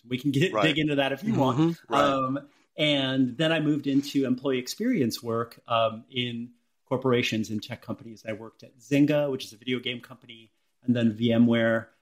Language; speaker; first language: English; native; English